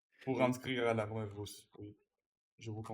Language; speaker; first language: French; non-native, learner; Russian